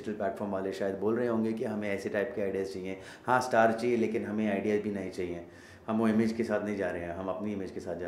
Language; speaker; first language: Hindi; native; Hindi